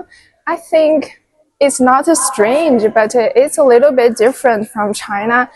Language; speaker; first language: English; non-native, fluent; Chinese